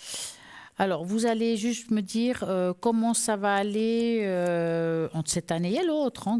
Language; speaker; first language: French; native; French